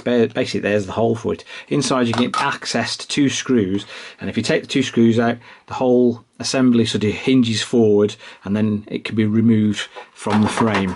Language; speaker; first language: English; native; English